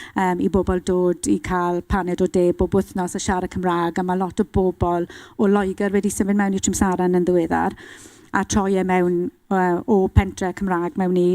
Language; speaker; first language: Welsh; non-native, local second language; English